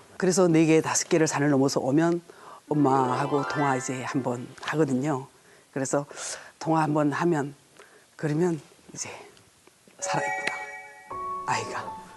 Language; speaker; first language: Korean; native; Korean